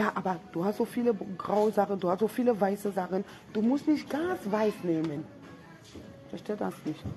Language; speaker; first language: German; non-native, fluent; French